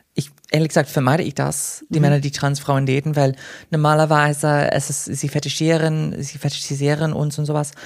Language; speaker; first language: German; non-native, fluent; English